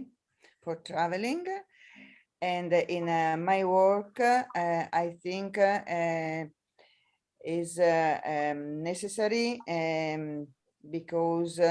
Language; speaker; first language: English; non-native, learner; Italian